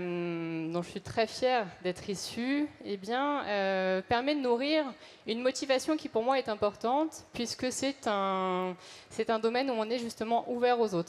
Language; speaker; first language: French; native; French